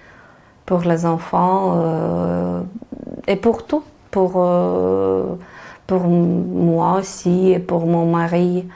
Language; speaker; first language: French; non-native, learner; Ukrainian